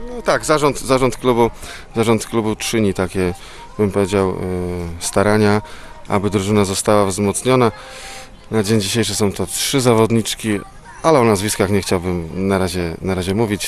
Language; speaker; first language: Polish; native; Polish